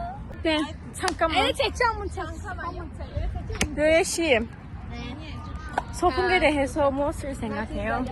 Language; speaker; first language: Korean; non-native, learner; Azerbaijani